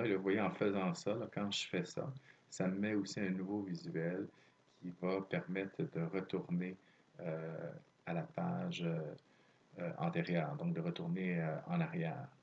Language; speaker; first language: French; native; French